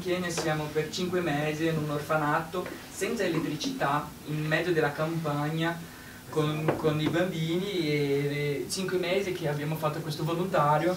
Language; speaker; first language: Italian; non-native, learner; Portuguese